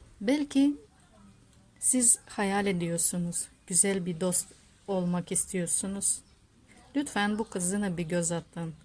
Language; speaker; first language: Turkish; non-native, learner; Russian